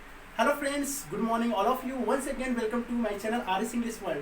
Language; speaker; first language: English; non-native, local second language; Hindi